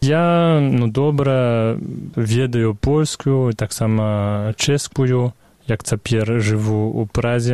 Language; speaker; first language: Belarusian; non-native, fluent; French